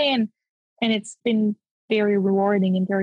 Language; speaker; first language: English; early bilingual, other home language; French